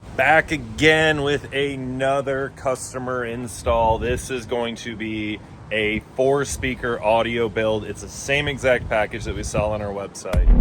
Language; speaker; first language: English; native; English